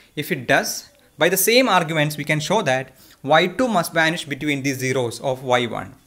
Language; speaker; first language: English; non-native, local second language; Malayalam